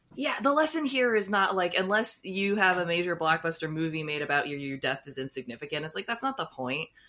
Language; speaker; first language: English; native; English